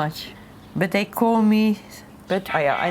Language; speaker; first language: English; non-native, learner; Dutch